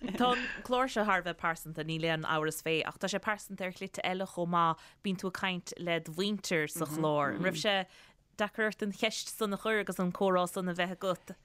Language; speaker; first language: Irish; native; Irish